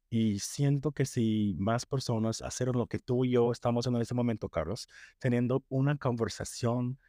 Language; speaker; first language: Spanish; non-native, fluent; English